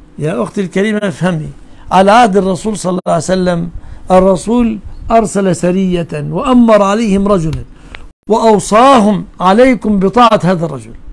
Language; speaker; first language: Arabic; native; Arabic